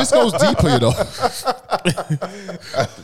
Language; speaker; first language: English; native; English